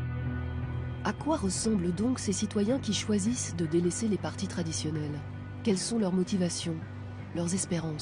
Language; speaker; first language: French; native; French